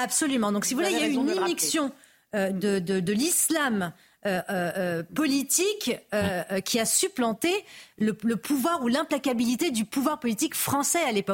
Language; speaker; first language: French; native; French